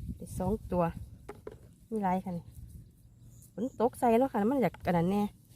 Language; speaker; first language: Thai; native; Thai